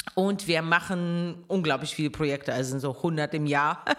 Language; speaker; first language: German; non-native, fluent; Russian